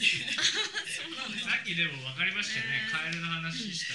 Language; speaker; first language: Japanese; native; Japanese